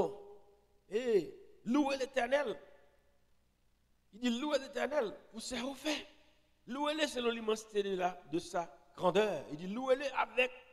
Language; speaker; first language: French; non-native, local second language; Haitian Creole